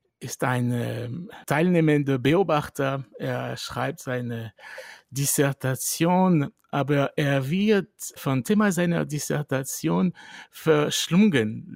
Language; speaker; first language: German; non-native, fluent; French